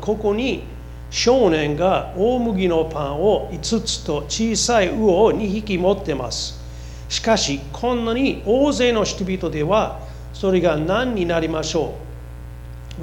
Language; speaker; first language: Japanese; non-native, fluent; English